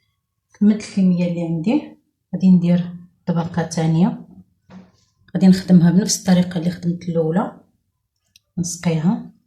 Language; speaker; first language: Arabic; native; Arabic